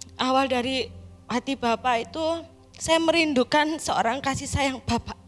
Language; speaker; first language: Indonesian; non-native, local second language; Javanese